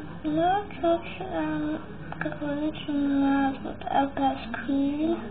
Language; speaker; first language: Russian; early bilingual, heritage; Russian